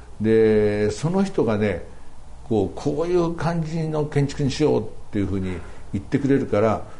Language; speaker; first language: Japanese; native; Japanese